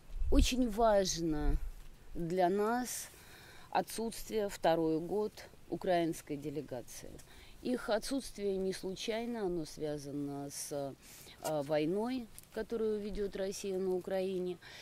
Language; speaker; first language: Russian; native; Russian